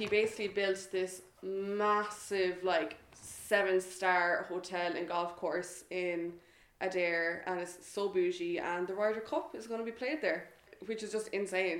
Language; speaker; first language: English; native; English